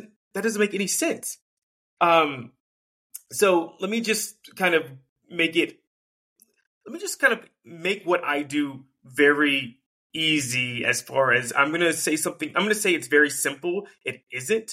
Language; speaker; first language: English; native; English